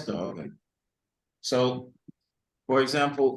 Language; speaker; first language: Spanish; early bilingual, heritage; Spanish